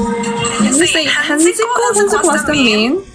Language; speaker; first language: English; non-native, learner; Filipino